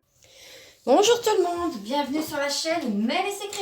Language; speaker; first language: French; native; French